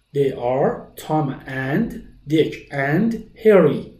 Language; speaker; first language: English; non-native, fluent; Persian